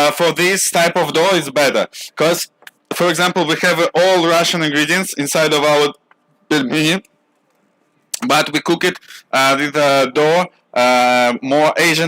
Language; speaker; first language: English; non-native, learner; Russian